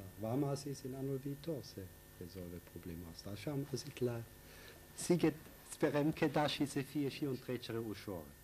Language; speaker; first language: Romanian; non-native, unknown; German